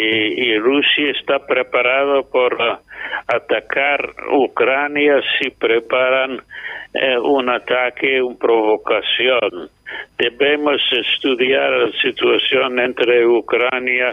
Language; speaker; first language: Spanish; non-native, fluent; English